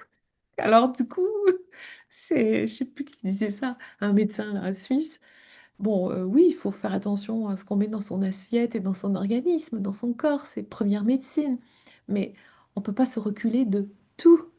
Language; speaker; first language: French; native; French